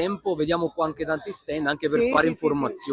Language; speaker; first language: Italian; native; Italian